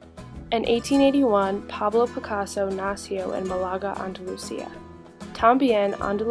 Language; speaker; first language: Spanish; non-native, learner; English